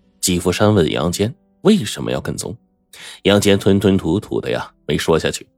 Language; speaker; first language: Chinese; native; Chinese